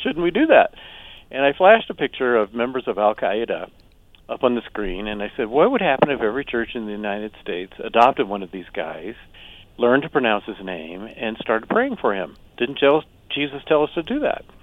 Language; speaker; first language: English; native; English